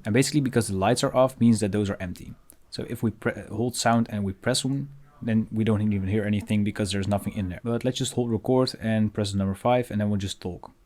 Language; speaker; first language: English; non-native, fluent; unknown